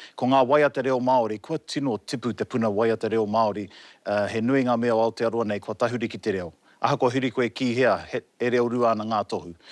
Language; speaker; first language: Māori; non-native, local second language; English